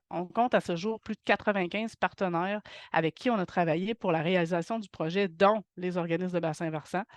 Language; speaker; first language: French; native; French